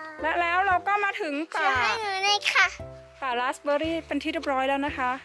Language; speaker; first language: Thai; native; Thai